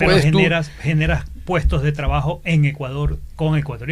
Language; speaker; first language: Spanish; native; Spanish